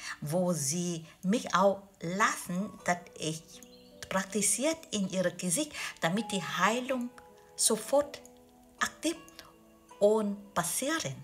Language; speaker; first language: German; non-native, learner; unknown